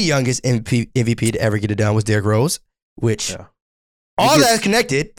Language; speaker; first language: English; native; English